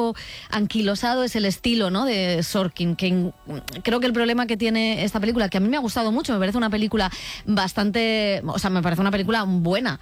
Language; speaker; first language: Spanish; native; Spanish